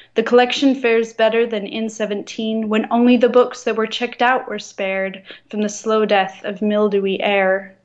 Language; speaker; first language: English; native; English